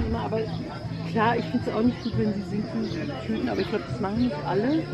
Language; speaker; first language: German; native; German